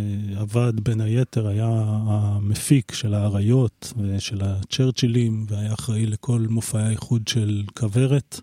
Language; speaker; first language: Hebrew; native; Hebrew